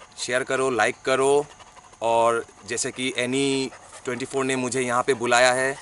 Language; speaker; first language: Hindi; non-native, local second language; Bangla